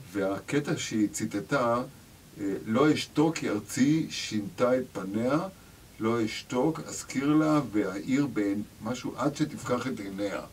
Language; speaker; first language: Hebrew; native; Hebrew